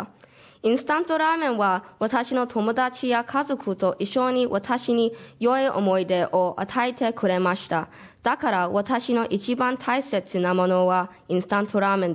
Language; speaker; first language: Japanese; non-native, learner; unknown